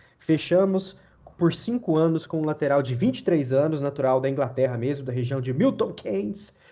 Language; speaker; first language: Portuguese; native; Portuguese